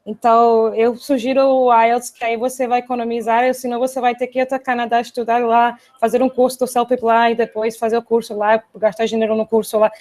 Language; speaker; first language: Portuguese; non-native, fluent; English